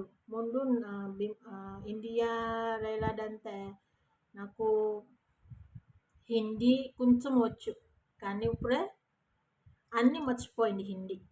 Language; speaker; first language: Telugu; non-native, learner; Indonesian